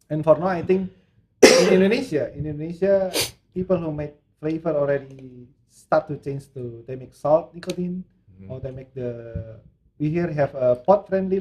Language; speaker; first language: English; non-native, learner; Indonesian